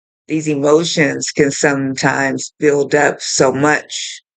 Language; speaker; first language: English; native; English